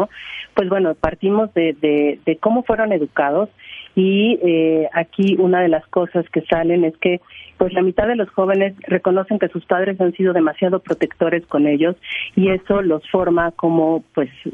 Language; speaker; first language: Spanish; native; Spanish